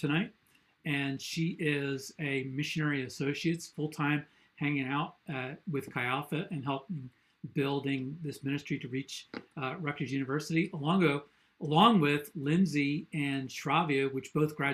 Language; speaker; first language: English; native; English